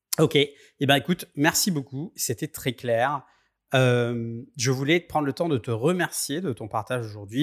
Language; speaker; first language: French; native; French